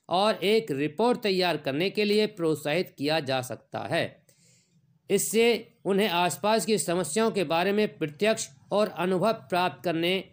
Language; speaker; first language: Hindi; native; Hindi